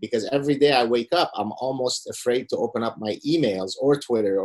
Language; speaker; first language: English; early bilingual, other home language; Arabic